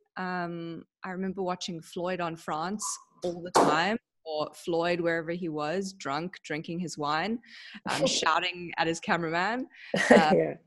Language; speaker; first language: English; native; English